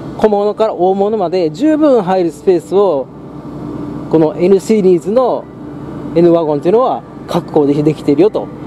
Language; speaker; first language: Japanese; native; Japanese